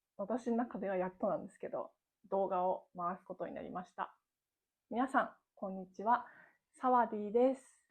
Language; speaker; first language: Japanese; native; Japanese